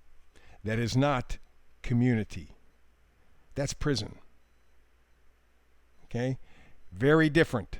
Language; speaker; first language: English; native; English